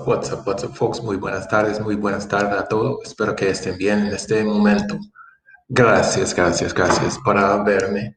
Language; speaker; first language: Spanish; non-native, fluent; English